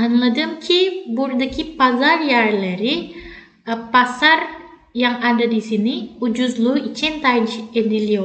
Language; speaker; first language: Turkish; non-native, fluent; Indonesian